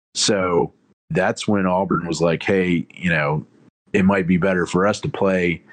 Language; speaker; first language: English; native; English